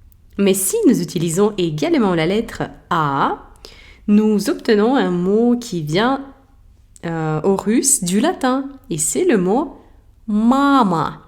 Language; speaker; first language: French; non-native, fluent; Russian